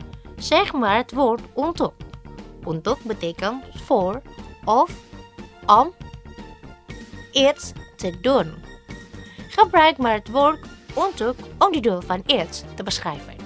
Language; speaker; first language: Dutch; non-native, learner; Indonesian